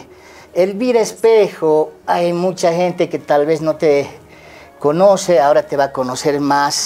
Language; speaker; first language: Spanish; native; Spanish